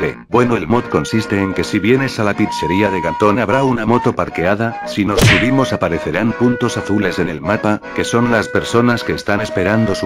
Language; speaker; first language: Spanish; native; Spanish